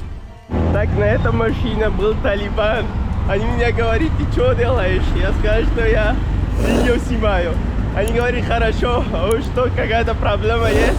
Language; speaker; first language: Russian; non-native, learner; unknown